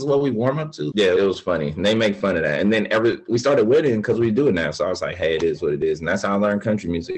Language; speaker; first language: English; native; English